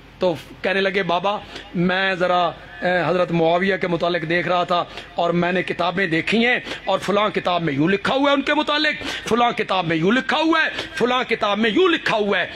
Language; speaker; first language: Urdu; non-native, local second language; Punjabi